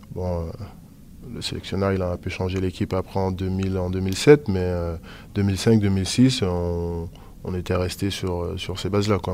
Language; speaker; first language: French; native; French